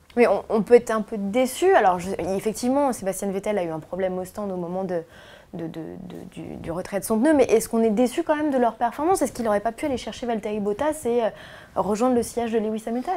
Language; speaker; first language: French; native; French